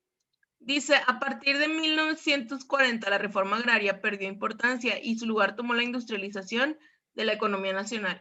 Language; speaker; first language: Spanish; native; Spanish